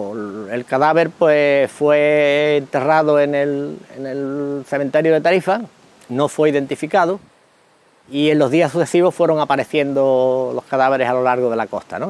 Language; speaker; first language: Spanish; native; Spanish